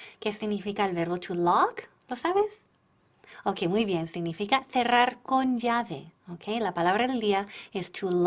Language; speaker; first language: Spanish; non-native, fluent; English